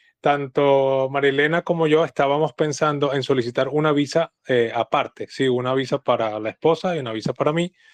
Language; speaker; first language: Spanish; native; Spanish